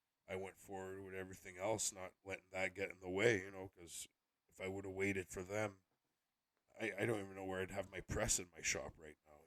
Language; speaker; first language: English; native; English